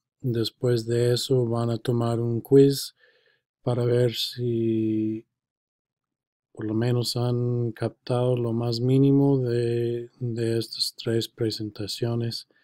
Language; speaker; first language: Spanish; non-native, fluent; English